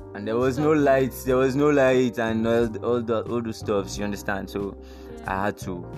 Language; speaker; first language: English; non-native, local second language; Igbo